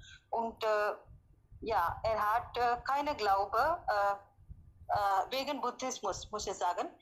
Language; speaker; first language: German; non-native, learner; Hindi